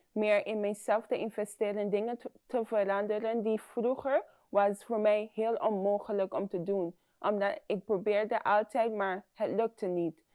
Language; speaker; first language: Dutch; non-native, fluent; English